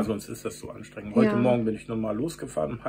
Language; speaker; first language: German; native; German